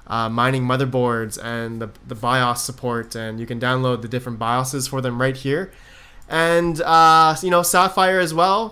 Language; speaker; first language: English; native; English